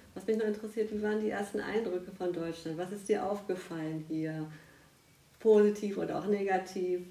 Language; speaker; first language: German; native; German